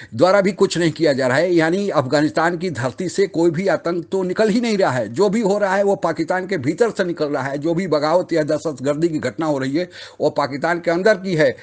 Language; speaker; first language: Hindi; native; Hindi